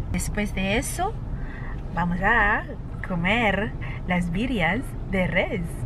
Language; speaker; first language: Spanish; non-native, learner; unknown